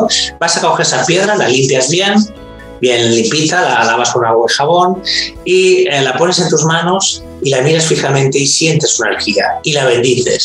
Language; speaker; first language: Spanish; native; Spanish